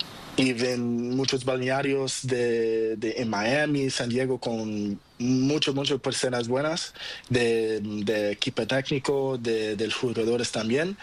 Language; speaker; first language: Spanish; non-native, learner; Portuguese